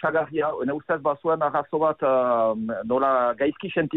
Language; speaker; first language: Spanish; non-native, learner; Basque